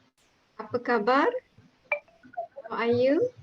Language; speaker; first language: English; non-native, local second language; Malay